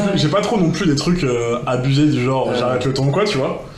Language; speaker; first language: French; native; French